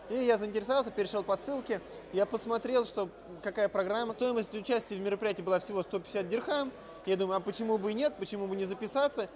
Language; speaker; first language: Russian; native; Russian